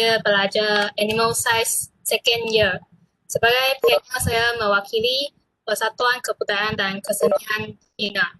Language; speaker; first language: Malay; non-native, local second language; Chinese